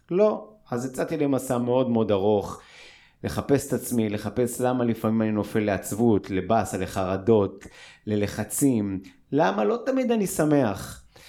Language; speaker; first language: Hebrew; native; Hebrew